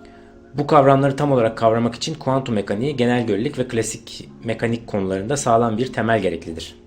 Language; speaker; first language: Turkish; native; Turkish